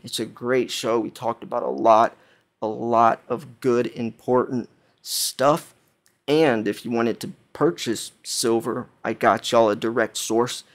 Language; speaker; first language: English; native; English